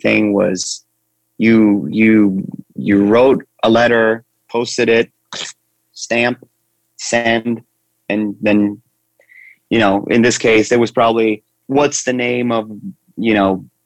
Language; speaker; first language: English; non-native, fluent; Swedish